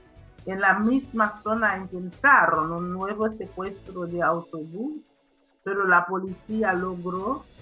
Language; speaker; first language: Spanish; non-native, fluent; Haitian Creole